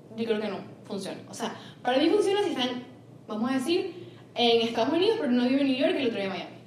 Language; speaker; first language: Spanish; native; Spanish